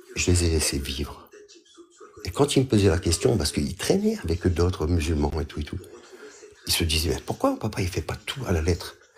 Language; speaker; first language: French; early bilingual, other home language; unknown